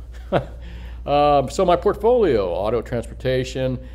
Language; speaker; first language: English; native; English